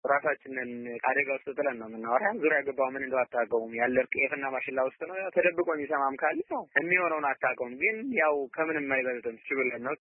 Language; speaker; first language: Amharic; native; Amharic